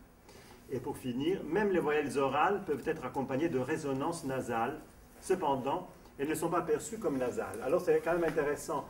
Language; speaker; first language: French; non-native, fluent; Italian